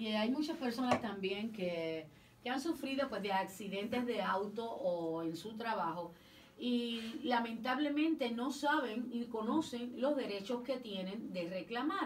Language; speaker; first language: Spanish; native; Spanish